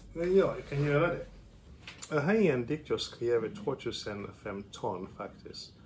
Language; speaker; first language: Swedish; non-native, fluent; French